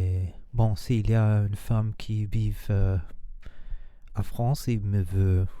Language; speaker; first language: French; non-native, learner; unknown